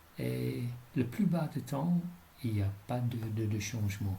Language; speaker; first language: French; non-native, fluent; English